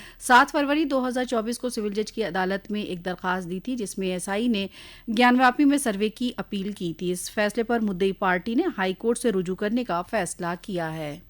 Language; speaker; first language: Urdu; native; Urdu